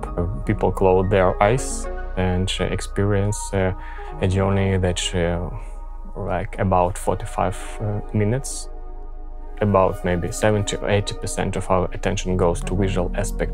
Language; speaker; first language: English; non-native, fluent; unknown